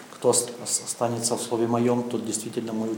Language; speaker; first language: Czech; non-native, learner; Russian